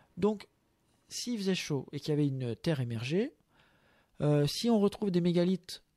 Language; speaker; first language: French; native; French